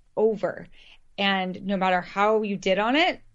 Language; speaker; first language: English; native; English